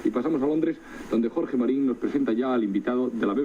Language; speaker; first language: Spanish; native; Spanish